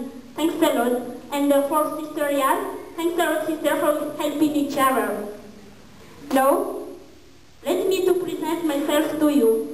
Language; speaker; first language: English; non-native, learner; Malagasy